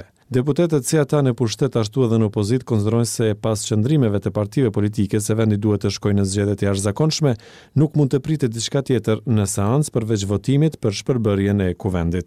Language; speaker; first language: Albanian; native; Albanian